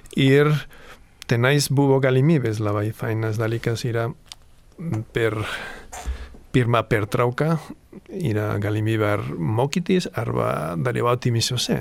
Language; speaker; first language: Lithuanian; non-native, fluent; Catalan